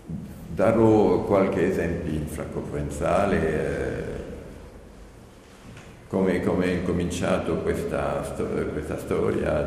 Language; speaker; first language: Italian; non-native, learner; French